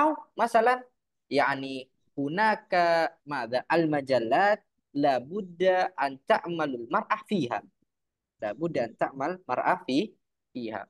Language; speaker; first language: Arabic; non-native, fluent; Indonesian